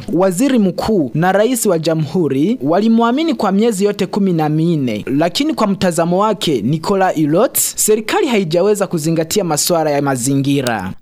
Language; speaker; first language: Swahili; non-native, local second language; Rundi